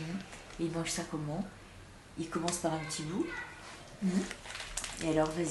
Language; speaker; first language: French; native; French